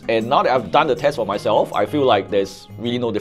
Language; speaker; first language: English; native; English